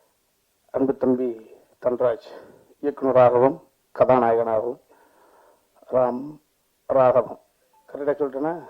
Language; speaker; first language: Tamil; native; Tamil